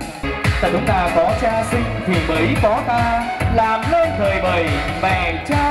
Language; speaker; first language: Vietnamese; native; Vietnamese